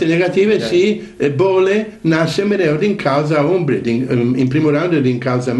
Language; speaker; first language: Romanian; non-native, learner; Italian